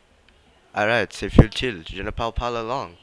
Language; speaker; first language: French; non-native, learner; English